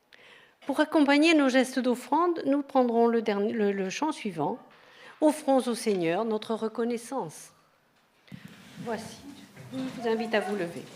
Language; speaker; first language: French; native; French